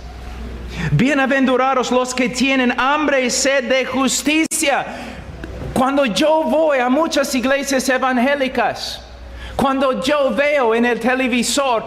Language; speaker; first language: Spanish; non-native, fluent; English